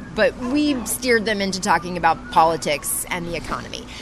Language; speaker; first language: English; native; English